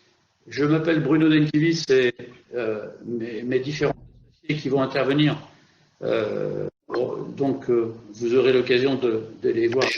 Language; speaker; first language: French; native; French